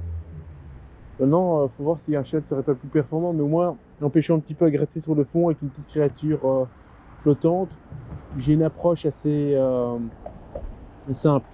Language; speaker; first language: French; native; French